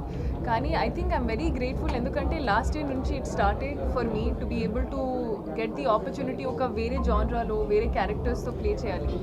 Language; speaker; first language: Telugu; non-native, learner; Hindi